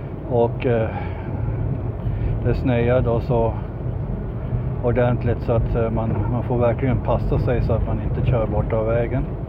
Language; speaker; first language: Swedish; native; Swedish